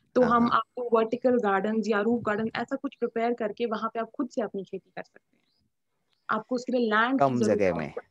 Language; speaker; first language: Hindi; native; Hindi